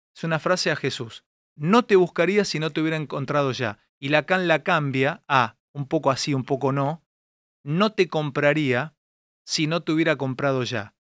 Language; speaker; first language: Spanish; native; Spanish